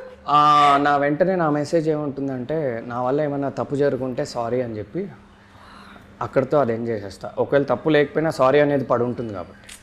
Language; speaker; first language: Telugu; native; Telugu